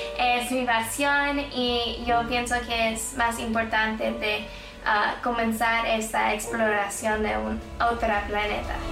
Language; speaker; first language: Spanish; non-native, learner; English